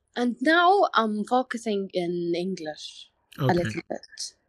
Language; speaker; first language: English; non-native, learner; Arabic